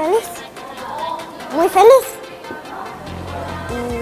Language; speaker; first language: Spanish; non-native, learner; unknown